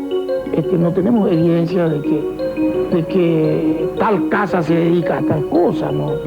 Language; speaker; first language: Spanish; native; Spanish